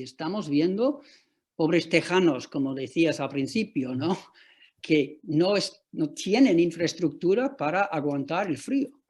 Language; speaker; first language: Spanish; non-native, fluent; English